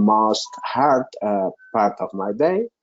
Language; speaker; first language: English; non-native, local second language; Spanish